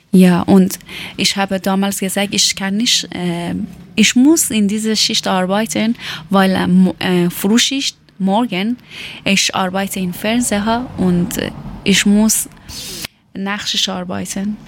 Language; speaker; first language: German; non-native, learner; Persian